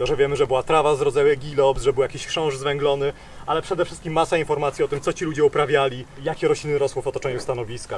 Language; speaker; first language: Polish; native; Polish